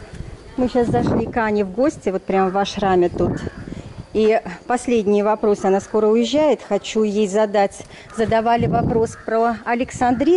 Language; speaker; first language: Russian; native; Russian